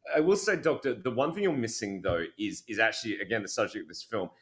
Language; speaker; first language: English; native; English